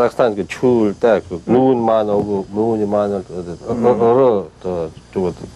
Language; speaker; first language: Korean; early bilingual, heritage; Korean